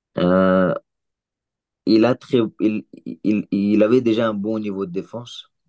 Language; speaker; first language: French; early bilingual, other home language; Chechen